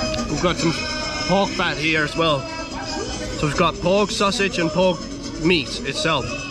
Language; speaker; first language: English; non-native, fluent; Danish